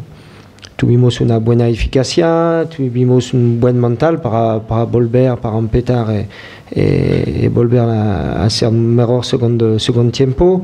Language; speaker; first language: Spanish; non-native, fluent; French